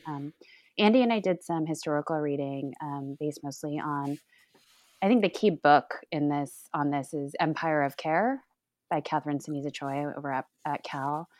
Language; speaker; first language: English; native; English